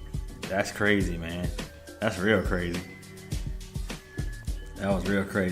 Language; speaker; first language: English; native; English